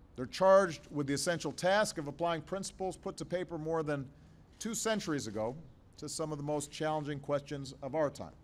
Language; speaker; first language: English; native; English